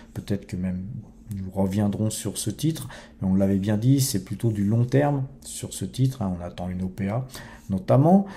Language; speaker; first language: French; native; French